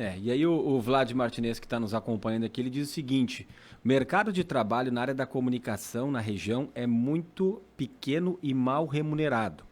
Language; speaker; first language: Portuguese; native; Portuguese